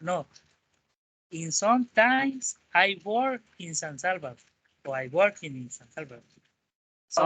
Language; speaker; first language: English; non-native, learner; Spanish